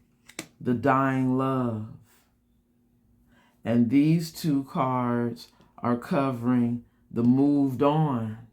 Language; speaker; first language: English; native; English